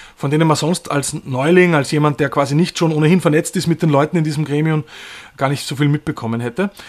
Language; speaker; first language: German; native; German